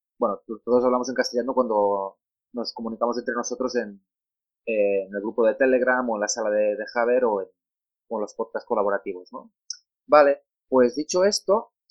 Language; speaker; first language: Spanish; non-native, local second language; Catalan